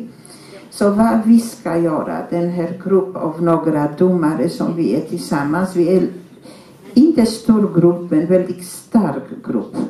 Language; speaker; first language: Swedish; non-native, fluent; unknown